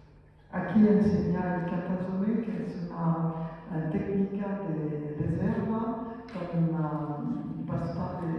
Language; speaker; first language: Spanish; non-native, fluent; French